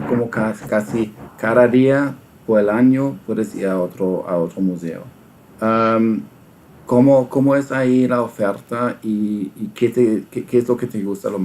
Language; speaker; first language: Spanish; non-native, fluent; German